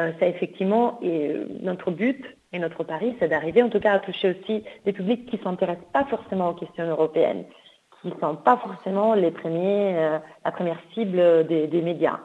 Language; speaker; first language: French; non-native, fluent; Italian